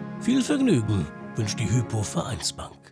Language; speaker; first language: German; native; German